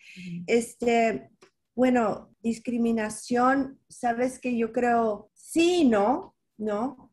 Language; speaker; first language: Spanish; early bilingual, heritage; Spanish